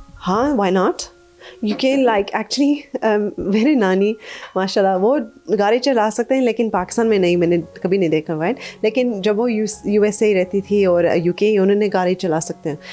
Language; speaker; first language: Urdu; early bilingual, heritage; Urdu